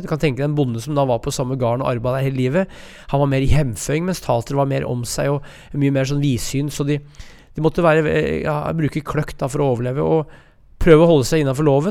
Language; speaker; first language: Norwegian; native; Norwegian